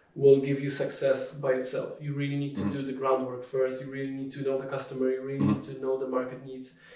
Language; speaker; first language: English; non-native, fluent; Polish